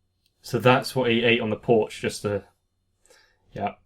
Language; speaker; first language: English; native; English